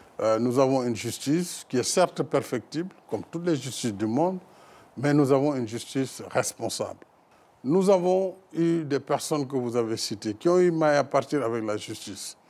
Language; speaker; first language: French; non-native, local second language; Fula